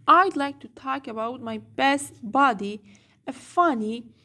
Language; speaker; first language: English; non-native, fluent; Persian